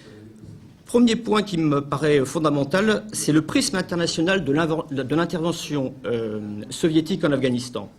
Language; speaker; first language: French; native; French